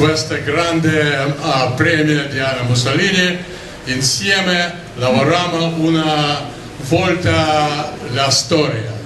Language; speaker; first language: Italian; non-native, learner; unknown